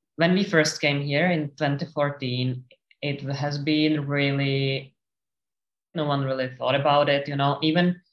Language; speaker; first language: English; non-native, fluent; Czech